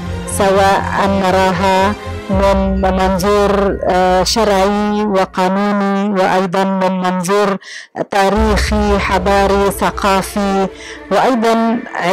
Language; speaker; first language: Arabic; non-native, fluent; Indonesian